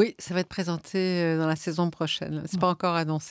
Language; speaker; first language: French; native; French